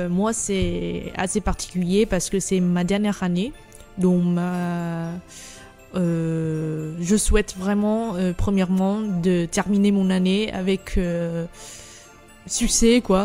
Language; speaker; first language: French; non-native, fluent; Vietnamese